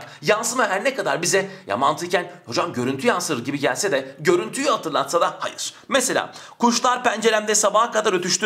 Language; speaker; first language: Turkish; native; Turkish